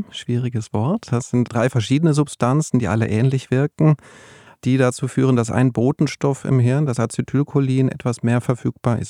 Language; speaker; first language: German; native; German